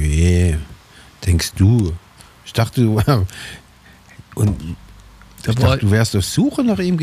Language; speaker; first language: German; native; German